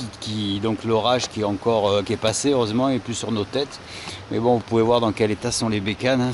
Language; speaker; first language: French; native; French